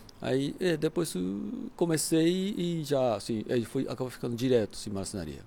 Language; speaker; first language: Portuguese; non-native, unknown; Japanese